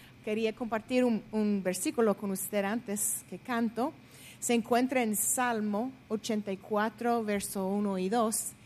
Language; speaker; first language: Spanish; non-native, fluent; English